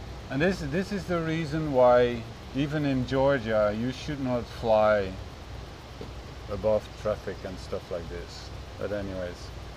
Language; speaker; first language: English; non-native, fluent; Dutch